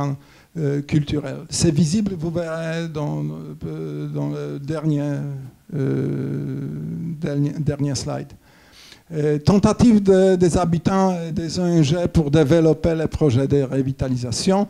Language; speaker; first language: French; non-native, fluent; Polish